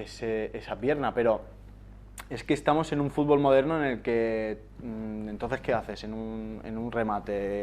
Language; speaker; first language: Spanish; native; Spanish